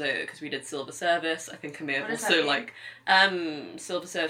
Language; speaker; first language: English; native; English